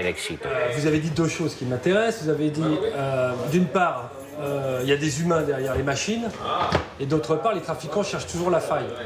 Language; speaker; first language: French; native; French